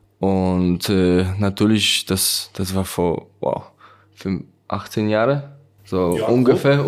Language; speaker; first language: German; non-native, learner; Polish